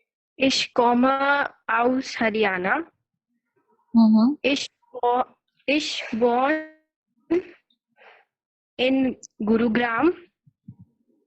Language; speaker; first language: German; non-native, learner; Hindi